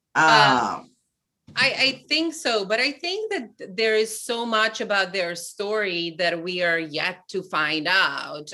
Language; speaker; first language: English; non-native, fluent; Albanian